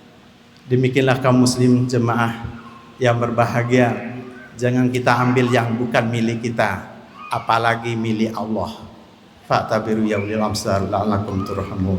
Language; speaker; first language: Indonesian; native; Indonesian